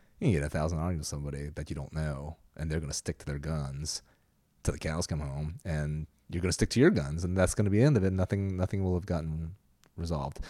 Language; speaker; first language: English; early bilingual, other home language; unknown